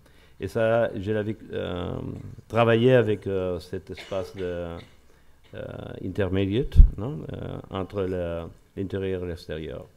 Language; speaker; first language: French; non-native, learner; Spanish